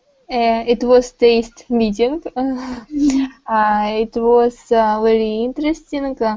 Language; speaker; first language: English; non-native, learner; Russian